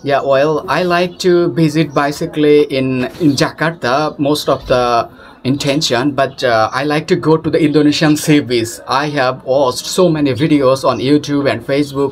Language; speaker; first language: English; non-native, local second language; Bangla